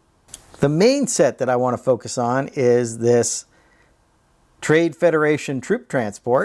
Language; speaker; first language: English; native; English